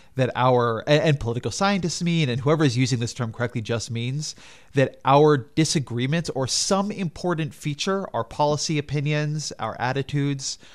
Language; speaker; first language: English; native; English